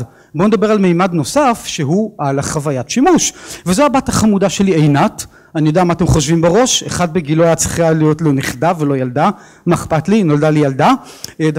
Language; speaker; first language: Hebrew; native; Hebrew